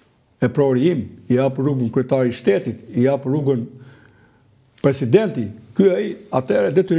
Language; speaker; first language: Albanian; native; Albanian